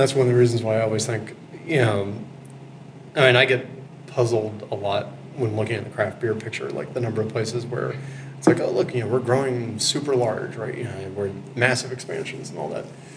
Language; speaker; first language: English; native; English